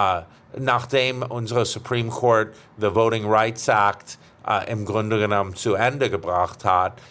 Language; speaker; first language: German; non-native, fluent; English